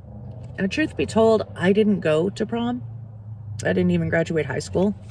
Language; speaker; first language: English; native; English